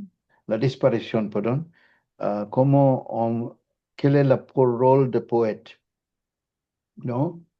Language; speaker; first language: French; non-native, fluent; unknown